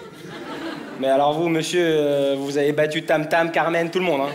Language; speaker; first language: French; native; French